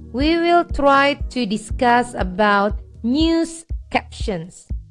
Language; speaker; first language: English; non-native, fluent; Indonesian